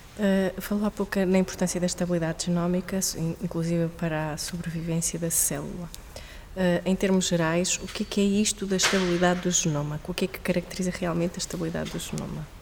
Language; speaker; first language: Portuguese; native; Portuguese